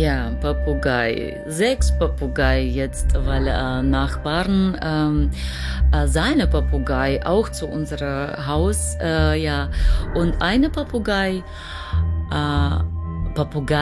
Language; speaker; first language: German; non-native, learner; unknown